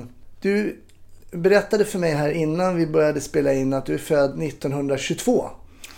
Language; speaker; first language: Swedish; native; Swedish